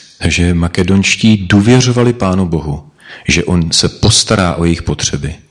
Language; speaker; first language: Czech; native; Czech